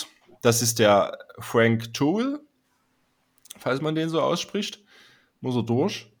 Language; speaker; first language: German; native; German